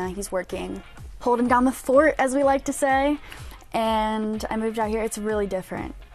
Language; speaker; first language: English; native; English